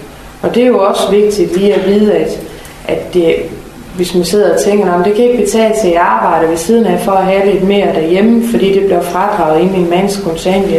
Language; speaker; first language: Danish; native; Danish